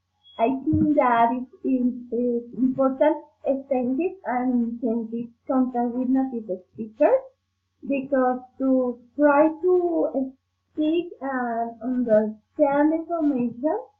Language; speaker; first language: English; non-native, learner; Spanish